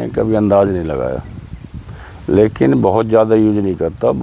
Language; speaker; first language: Hindi; native; Hindi